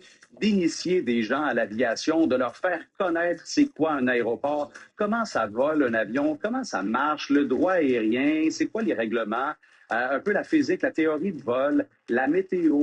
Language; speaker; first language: French; native; French